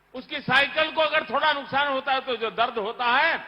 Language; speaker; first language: Hindi; non-native, local second language; Gujarati